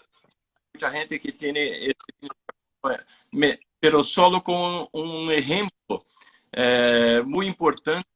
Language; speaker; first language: Spanish; non-native, fluent; Portuguese